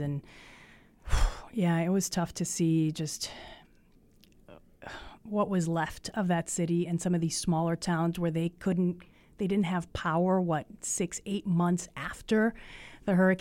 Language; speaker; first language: English; early bilingual, other home language; Spanish